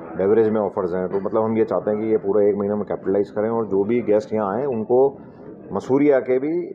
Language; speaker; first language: Hindi; native; Hindi